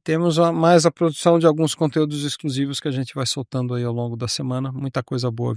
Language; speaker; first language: Portuguese; native; Portuguese